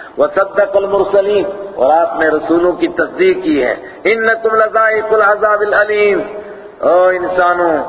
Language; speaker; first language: Urdu; non-native, local second language; Punjabi